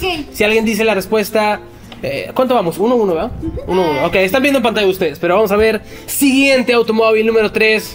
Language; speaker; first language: Spanish; native; Spanish